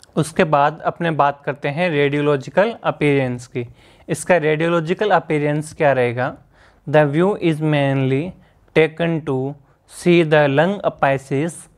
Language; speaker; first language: Hindi; native; Hindi